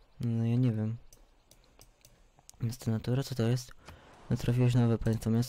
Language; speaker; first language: Polish; early bilingual, heritage; Polish